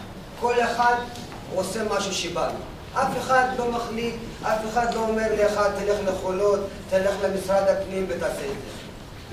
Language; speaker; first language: Hebrew; non-native, fluent; Tigrinya